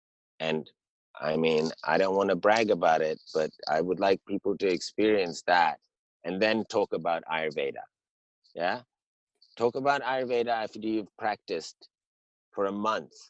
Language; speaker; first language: English; early bilingual, heritage; English